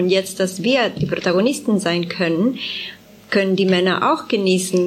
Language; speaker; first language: German; non-native, fluent; Italian